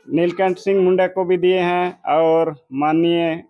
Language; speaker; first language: Hindi; native; Hindi